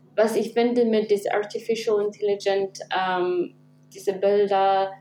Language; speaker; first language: German; early bilingual, heritage; Russian